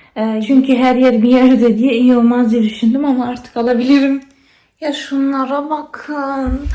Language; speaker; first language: Turkish; early bilingual, heritage; Turkish